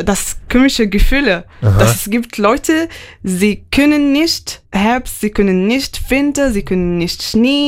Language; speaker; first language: German; non-native, learner; Arabic